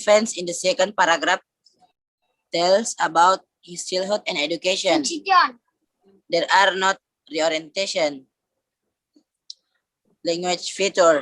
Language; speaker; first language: English; non-native, learner; Indonesian